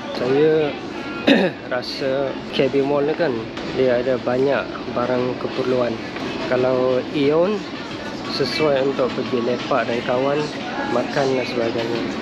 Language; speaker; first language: Malay; non-native, fluent; Western Cham